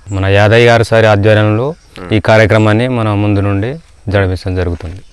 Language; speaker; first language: Telugu; non-native, local second language; Koya